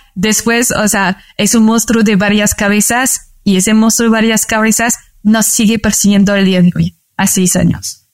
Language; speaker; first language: Spanish; non-native, fluent; French